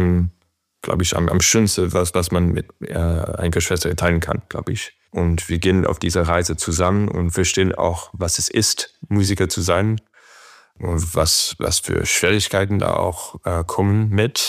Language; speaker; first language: German; non-native, fluent; French